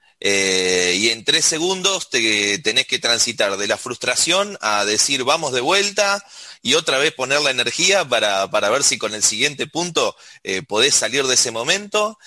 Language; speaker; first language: Spanish; native; Spanish